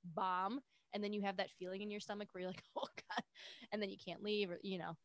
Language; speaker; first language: English; native; English